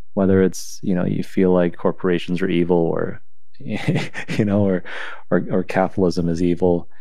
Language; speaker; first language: English; non-native, fluent; Chinese